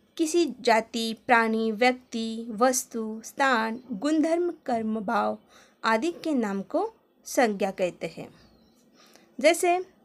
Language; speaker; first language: Hindi; non-native, local second language; Marathi